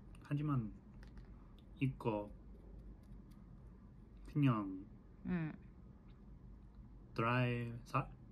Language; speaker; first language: Korean; non-native, learner; English